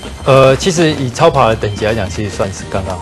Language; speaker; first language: Chinese; native; Chinese